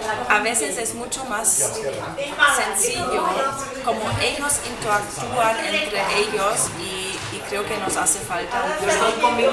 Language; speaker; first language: Spanish; non-native, fluent; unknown